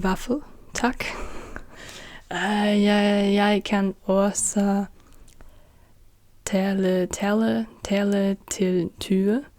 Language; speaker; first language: Danish; non-native, learner; German